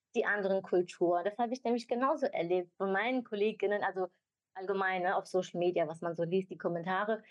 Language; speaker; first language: German; early bilingual, other home language; Albanian